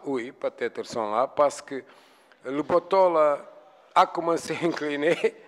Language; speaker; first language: French; non-native, fluent; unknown